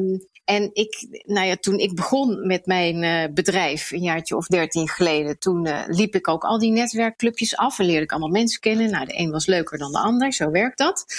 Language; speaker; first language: Dutch; native; Dutch